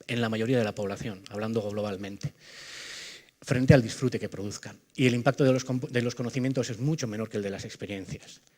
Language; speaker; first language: Spanish; native; Spanish